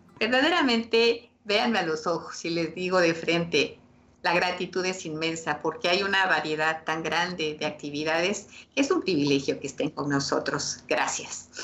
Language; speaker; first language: Spanish; native; Spanish